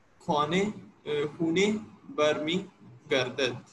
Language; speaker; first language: Persian; non-native, learner; Urdu